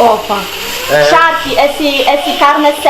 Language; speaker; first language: Portuguese; non-native, learner; Polish